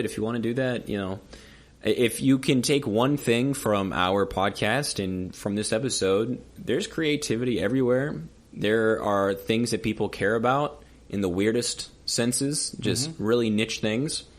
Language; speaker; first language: English; native; English